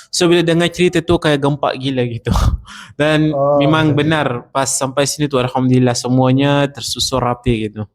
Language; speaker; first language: Indonesian; non-native, learner; Arabic